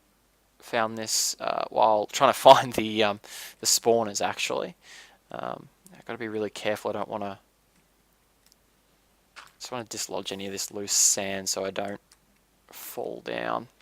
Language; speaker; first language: English; native; English